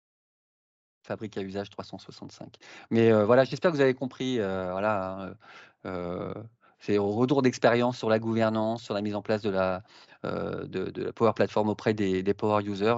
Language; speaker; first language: French; native; French